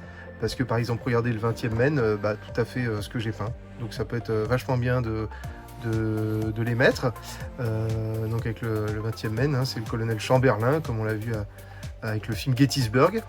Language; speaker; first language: French; native; French